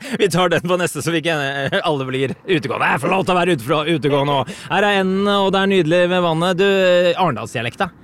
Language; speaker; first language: Norwegian; native; Norwegian